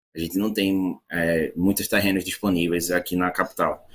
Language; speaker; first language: Portuguese; native; Portuguese